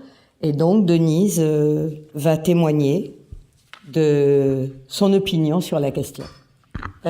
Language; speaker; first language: French; native; French